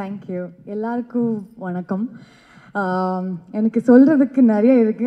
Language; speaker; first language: Tamil; non-native, learner; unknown